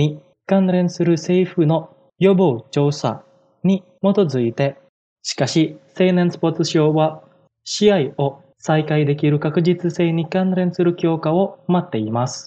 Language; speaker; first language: Japanese; non-native, fluent; Indonesian